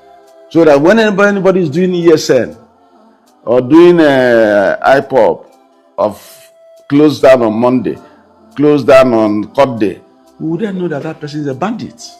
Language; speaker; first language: English; non-native, local second language; Igbo